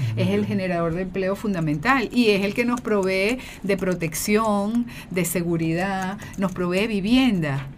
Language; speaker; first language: Spanish; native; Spanish